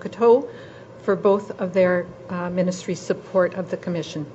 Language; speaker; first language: English; native; English